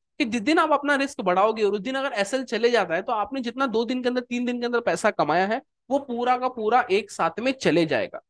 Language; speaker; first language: Hindi; native; Hindi